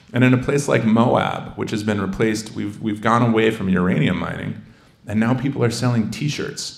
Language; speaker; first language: English; native; English